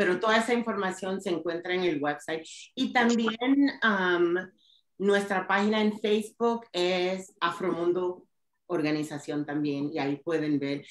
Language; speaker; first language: Spanish; early bilingual, heritage; Spanish